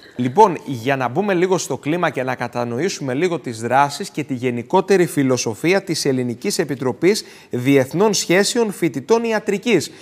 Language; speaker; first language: Greek; native; Greek